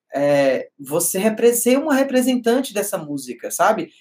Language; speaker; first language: Portuguese; native; Portuguese